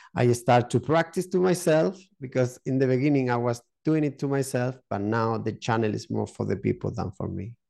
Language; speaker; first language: English; non-native, learner; Spanish